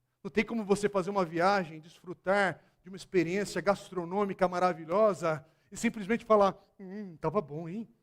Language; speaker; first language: Portuguese; native; Portuguese